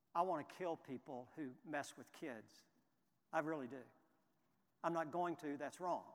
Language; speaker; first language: English; native; English